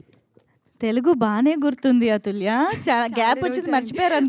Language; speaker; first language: Telugu; native; Telugu